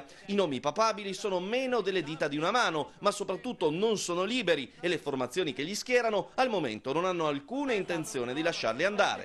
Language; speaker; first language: Italian; native; Italian